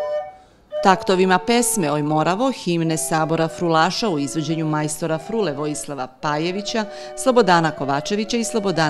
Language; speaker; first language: Serbian; native; Serbian